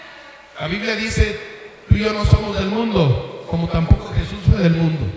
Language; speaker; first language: Spanish; native; Spanish